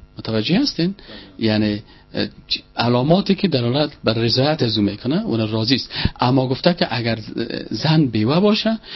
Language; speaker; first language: Persian; native; Persian